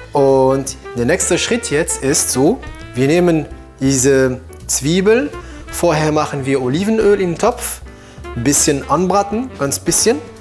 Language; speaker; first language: German; non-native, fluent; French